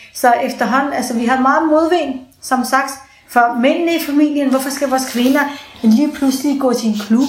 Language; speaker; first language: Danish; early bilingual, other home language; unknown